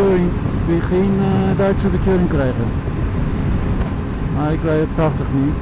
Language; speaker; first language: Dutch; non-native, fluent; Turkish